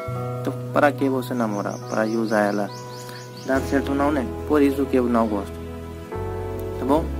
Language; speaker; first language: Portuguese; non-native, learner; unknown